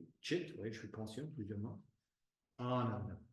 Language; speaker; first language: French; non-native, fluent; English